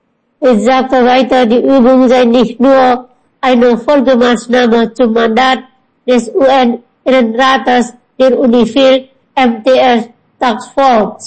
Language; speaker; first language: German; non-native, fluent; Indonesian